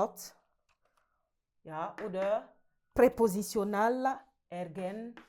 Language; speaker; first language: German; non-native, learner; French